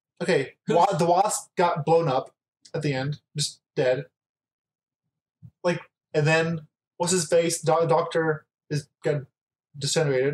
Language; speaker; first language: English; native; English